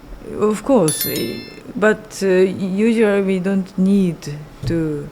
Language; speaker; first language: English; non-native, learner; Japanese